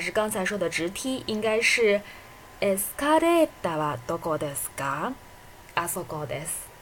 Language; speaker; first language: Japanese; non-native, fluent; Chinese